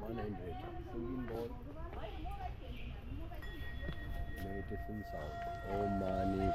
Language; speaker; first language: English; non-native, learner; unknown